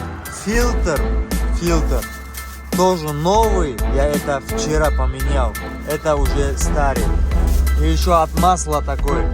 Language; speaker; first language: Russian; non-native, learner; Tajik